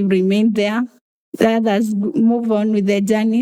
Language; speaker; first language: English; non-native, local second language; Masai